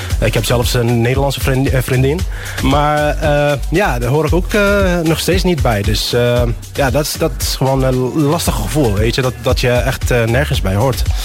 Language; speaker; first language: Dutch; non-native, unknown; Arabic